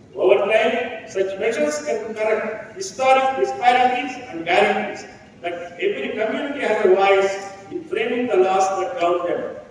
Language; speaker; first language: English; non-native, local second language; Telugu